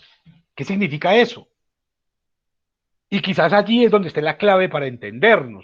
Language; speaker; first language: Spanish; native; Spanish